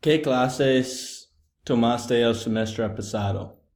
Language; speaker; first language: Spanish; non-native, learner; English